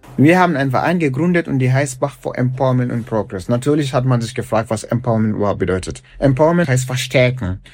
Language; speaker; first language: German; non-native, fluent; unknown